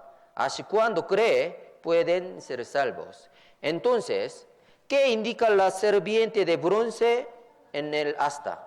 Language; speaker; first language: Spanish; non-native, fluent; Korean